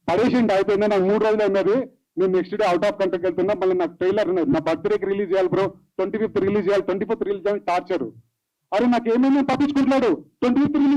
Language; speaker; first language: Telugu; native; Telugu